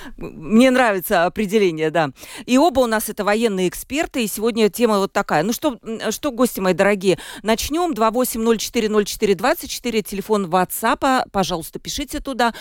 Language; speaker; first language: Russian; native; Russian